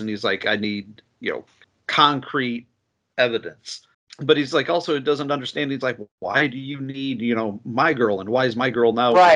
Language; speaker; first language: English; native; English